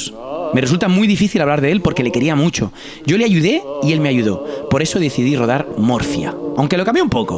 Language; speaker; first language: Spanish; non-native, local second language; Catalan